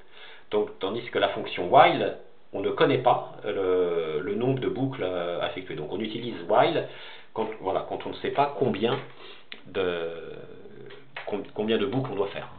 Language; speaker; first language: French; native; French